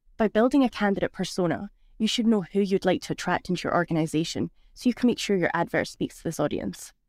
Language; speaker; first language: English; native; English